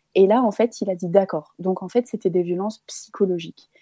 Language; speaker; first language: French; native; French